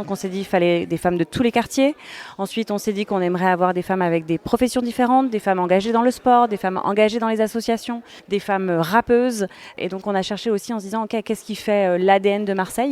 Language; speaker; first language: French; native; French